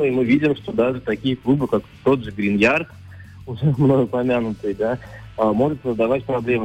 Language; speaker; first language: Russian; native; Russian